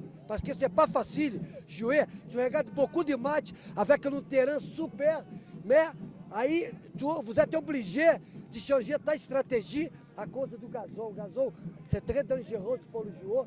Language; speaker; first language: French; non-native, fluent; Portuguese